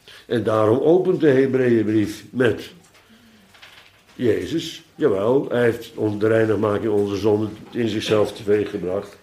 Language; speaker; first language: Dutch; native; Dutch